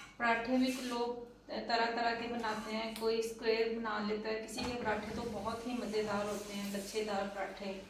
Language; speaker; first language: Urdu; non-native, local second language; Punjabi